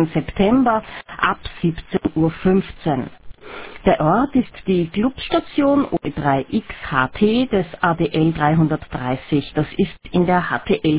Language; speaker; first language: German; native; German